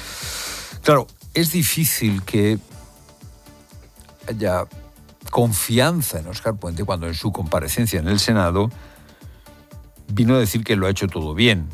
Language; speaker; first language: Spanish; native; Spanish